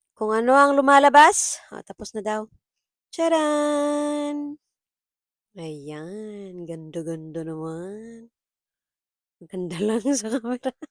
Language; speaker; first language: Filipino; non-native, local second language; Cebuano